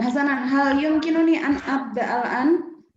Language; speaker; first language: Arabic; non-native, fluent; Indonesian